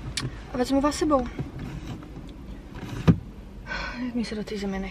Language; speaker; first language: Czech; native; Czech